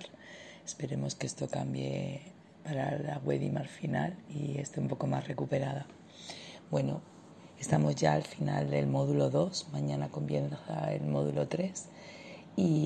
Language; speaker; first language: Spanish; native; Spanish